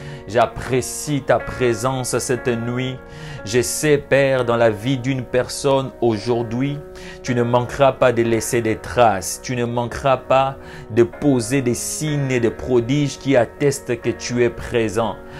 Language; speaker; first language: French; non-native, local second language; Lingala